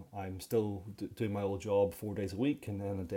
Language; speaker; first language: English; native; English